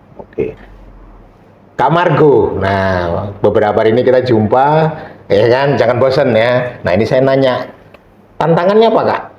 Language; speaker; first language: Indonesian; native; Indonesian